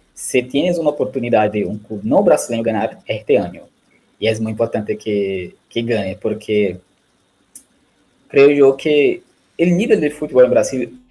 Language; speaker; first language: Spanish; non-native, learner; Portuguese